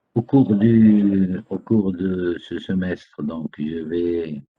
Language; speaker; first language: French; non-native, local second language; Arabic